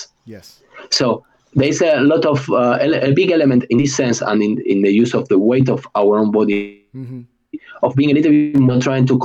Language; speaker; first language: English; non-native, fluent; Spanish